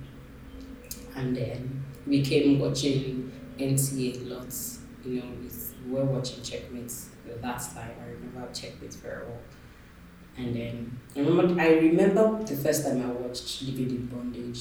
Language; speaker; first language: English; non-native, local second language; Yoruba